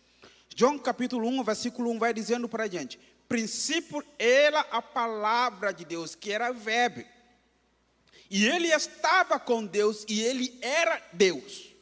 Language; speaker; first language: Portuguese; non-native, fluent; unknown